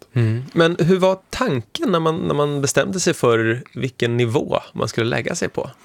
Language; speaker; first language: Swedish; native; Swedish